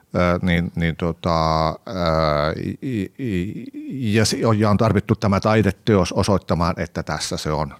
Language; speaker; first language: Finnish; native; Finnish